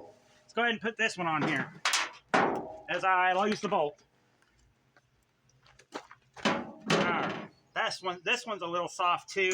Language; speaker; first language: English; native; English